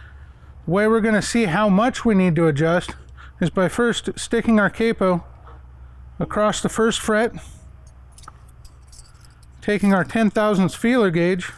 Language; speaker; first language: English; native; English